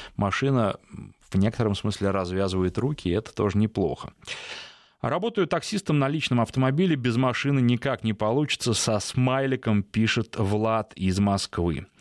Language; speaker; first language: Russian; native; Russian